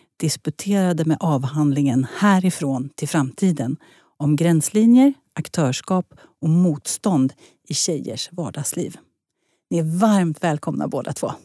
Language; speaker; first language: Swedish; native; Swedish